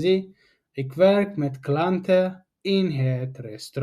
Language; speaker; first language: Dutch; non-native, fluent; Tigrinya